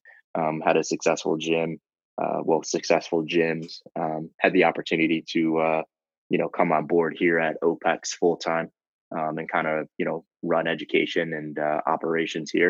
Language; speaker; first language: English; native; English